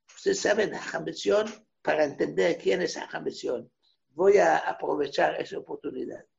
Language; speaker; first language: Spanish; non-native, fluent; Hebrew